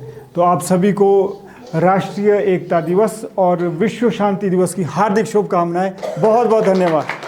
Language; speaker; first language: Hindi; native; Hindi